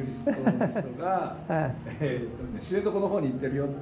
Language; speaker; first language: Japanese; native; Japanese